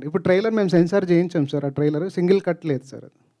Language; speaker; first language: Telugu; native; Telugu